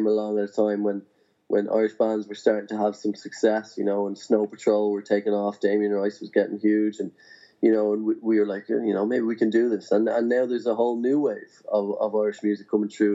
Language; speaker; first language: English; native; English